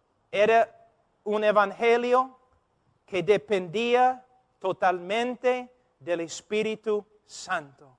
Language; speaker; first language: Spanish; non-native, fluent; English